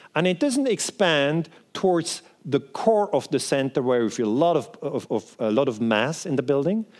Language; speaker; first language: English; non-native, fluent; Swiss German